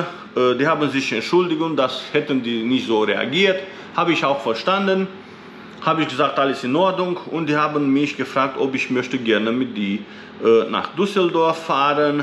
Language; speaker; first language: German; non-native, fluent; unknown